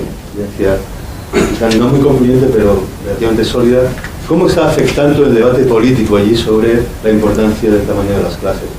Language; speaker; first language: Spanish; native; Spanish